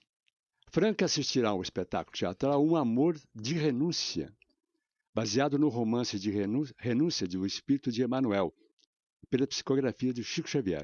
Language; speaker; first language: Portuguese; native; Portuguese